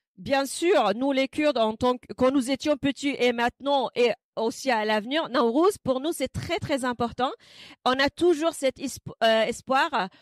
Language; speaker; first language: French; non-native, fluent; Kurdish